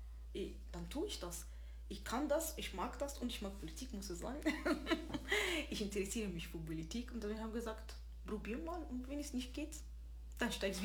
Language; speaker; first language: German; early bilingual, other home language; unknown